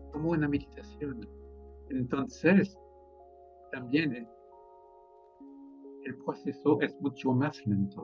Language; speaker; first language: Spanish; non-native, fluent; French